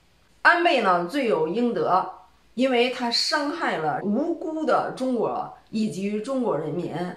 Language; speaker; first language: Chinese; native; Chinese